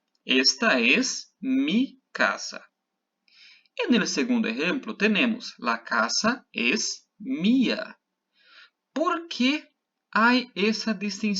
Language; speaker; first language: Spanish; non-native, fluent; Portuguese